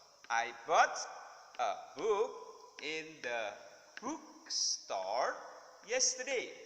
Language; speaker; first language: English; non-native, fluent; Indonesian